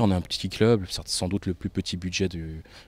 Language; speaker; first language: French; native; French